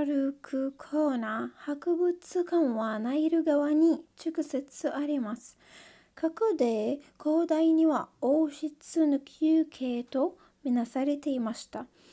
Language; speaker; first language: Japanese; non-native, learner; Arabic